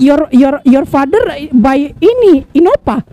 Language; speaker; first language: English; non-native, learner; Indonesian